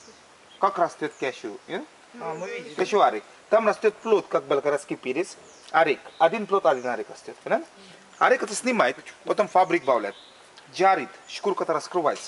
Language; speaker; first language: Russian; non-native, learner; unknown